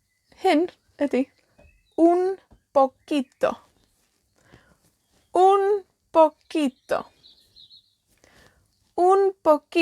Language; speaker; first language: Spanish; non-native, fluent; Welsh